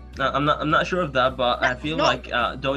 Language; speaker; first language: English; non-native, learner; Arabic